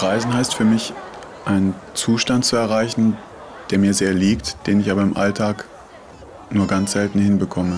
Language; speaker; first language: German; native; German